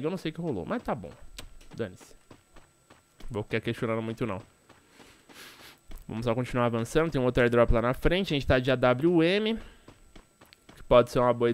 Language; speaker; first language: Portuguese; native; Portuguese